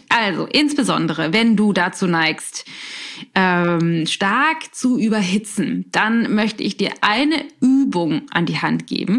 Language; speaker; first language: German; native; German